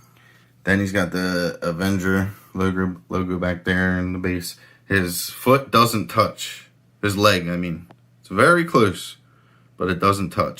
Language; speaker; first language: English; native; English